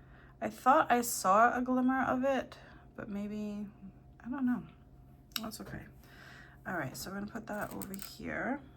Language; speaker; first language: English; native; English